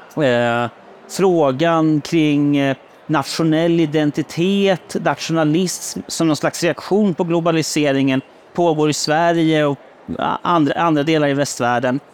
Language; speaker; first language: Swedish; native; Swedish